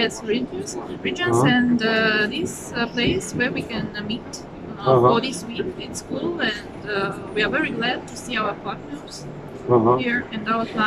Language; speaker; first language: English; non-native, fluent; Russian